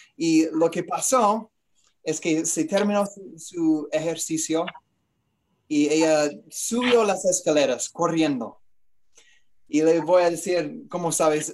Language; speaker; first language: Spanish; non-native, learner; English